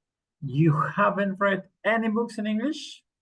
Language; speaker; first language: English; non-native, fluent; Spanish